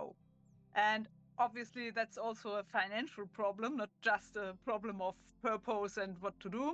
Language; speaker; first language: English; non-native, fluent; German